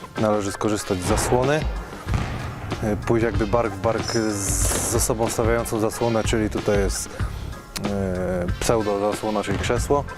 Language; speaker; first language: Polish; native; Polish